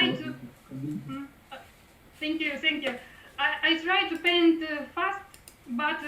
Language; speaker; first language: English; non-native, learner; Russian